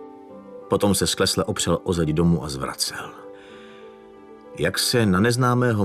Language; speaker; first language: Czech; native; Czech